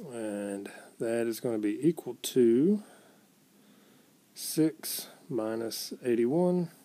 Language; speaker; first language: English; native; English